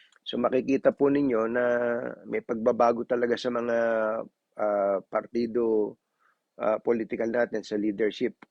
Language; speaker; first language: Filipino; native; Filipino